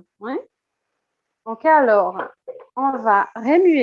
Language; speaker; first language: French; non-native, fluent; Portuguese